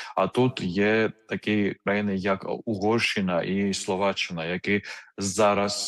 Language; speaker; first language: Ukrainian; non-native, fluent; Georgian